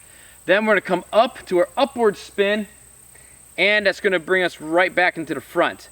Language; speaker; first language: English; native; English